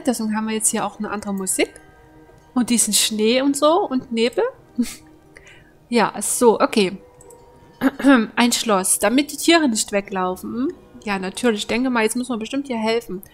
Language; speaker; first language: German; native; German